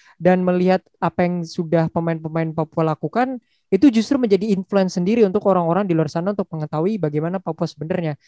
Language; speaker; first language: Indonesian; native; Indonesian